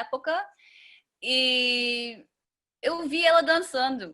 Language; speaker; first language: Portuguese; non-native, fluent; English